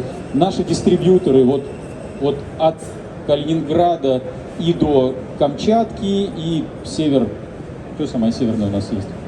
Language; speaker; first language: Russian; native; Russian